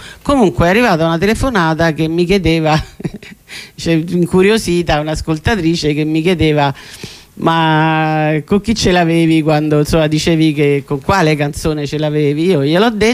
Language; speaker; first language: Italian; native; Italian